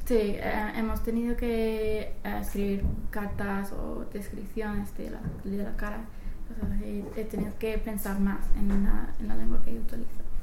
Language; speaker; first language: Spanish; non-native, fluent; English